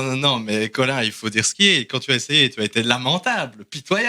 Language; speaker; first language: French; native; French